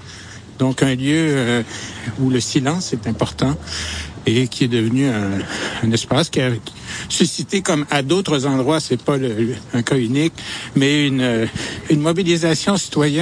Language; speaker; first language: French; native; French